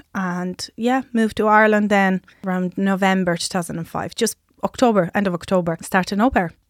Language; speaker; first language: English; non-native, fluent; Italian